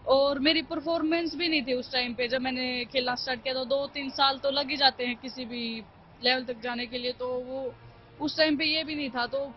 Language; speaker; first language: Hindi; native; Hindi